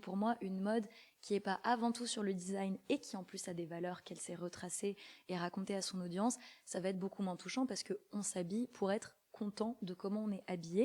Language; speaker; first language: French; native; French